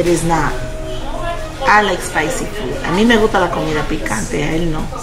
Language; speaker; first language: Spanish; early bilingual, heritage; Spanish